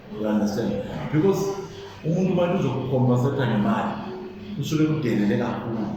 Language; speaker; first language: Zulu; native; Zulu